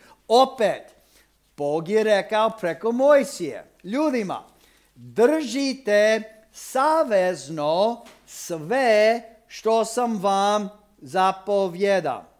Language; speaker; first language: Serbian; non-native, fluent; English